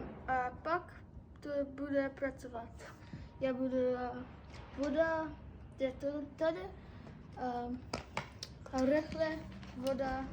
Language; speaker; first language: Czech; non-native, learner; English